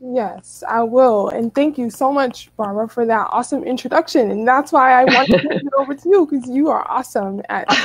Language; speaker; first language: English; native; English